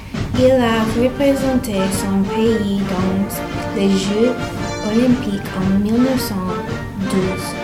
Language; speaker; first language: French; non-native, learner; English